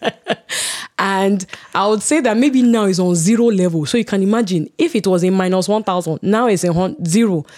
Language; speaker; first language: English; non-native, local second language; Yoruba